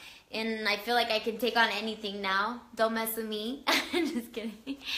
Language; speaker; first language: English; early bilingual, other home language; Spanish